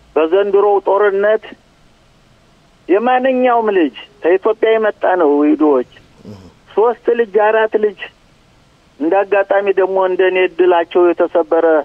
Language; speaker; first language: Amharic; native; Amharic